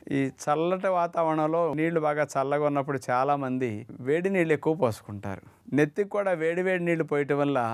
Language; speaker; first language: Telugu; native; Telugu